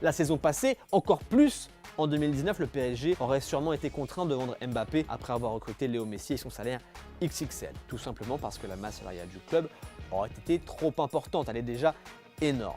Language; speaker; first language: French; native; French